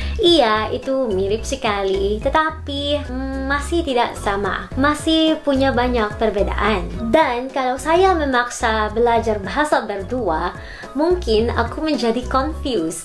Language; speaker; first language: Indonesian; non-native, fluent; Filipino